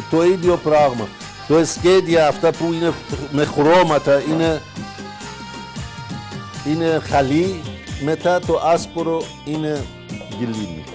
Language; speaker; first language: Greek; non-native, fluent; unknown